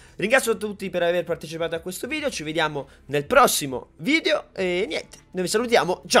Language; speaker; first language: Italian; native; Italian